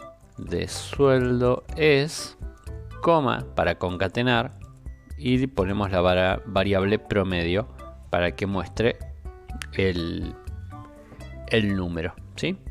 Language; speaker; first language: Spanish; native; Spanish